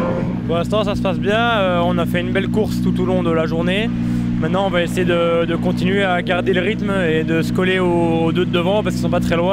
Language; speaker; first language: French; native; French